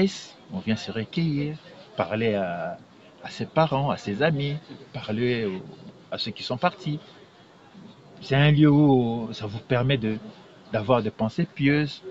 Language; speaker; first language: French; non-native, local second language; Lingala